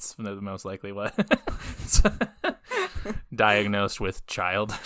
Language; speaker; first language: English; native; English